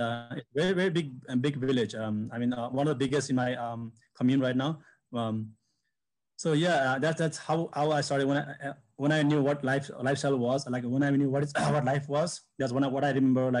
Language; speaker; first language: English; non-native, local second language; Sherpa